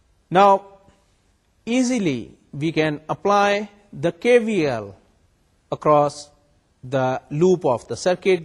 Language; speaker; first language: English; non-native, local second language; Urdu